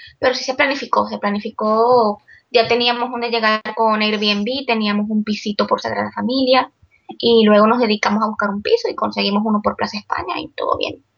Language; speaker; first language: Spanish; native; Spanish